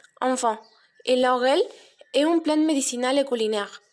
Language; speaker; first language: French; non-native, learner; Spanish